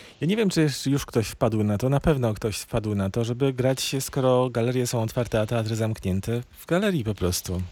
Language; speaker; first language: Polish; native; Polish